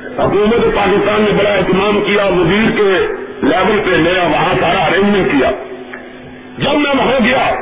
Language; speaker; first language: Urdu; non-native, local second language; Punjabi